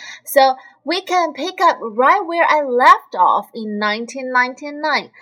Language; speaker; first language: English; non-native, fluent; Chinese